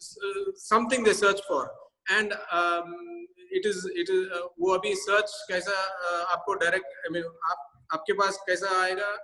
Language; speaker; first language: Hindi; non-native, local second language; Tamil